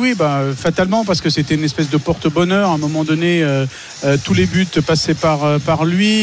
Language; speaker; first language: French; native; French